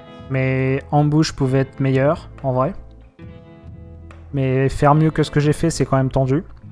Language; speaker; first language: French; native; French